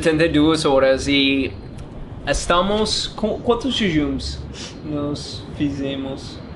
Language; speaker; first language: Portuguese; non-native, learner; English